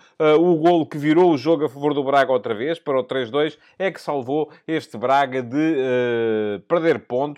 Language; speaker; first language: Portuguese; native; Portuguese